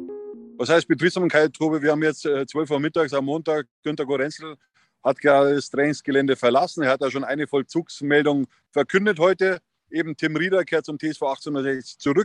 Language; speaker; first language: German; native; German